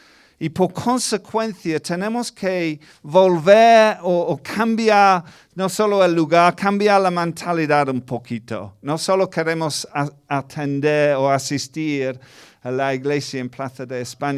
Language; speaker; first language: Spanish; non-native, fluent; English